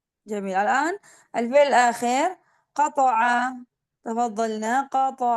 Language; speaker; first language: Arabic; non-native, fluent; Indonesian